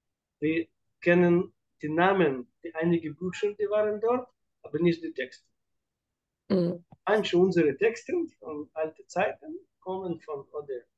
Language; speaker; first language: German; non-native, fluent; Russian